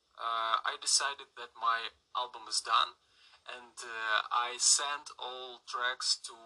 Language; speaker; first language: English; non-native, learner; Russian